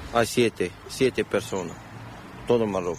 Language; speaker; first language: Spanish; non-native, learner; Arabic